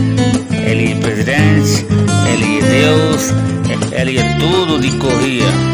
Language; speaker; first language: Portuguese; non-native, learner; Hindi